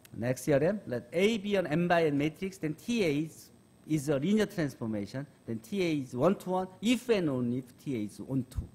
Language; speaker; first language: English; non-native, fluent; Korean